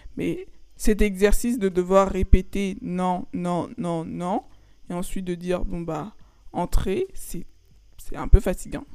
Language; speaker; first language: French; native; French